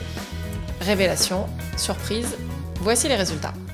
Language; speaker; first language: French; native; French